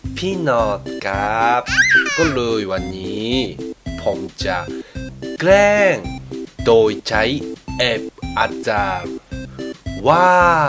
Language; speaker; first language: Thai; non-native, learner; Japanese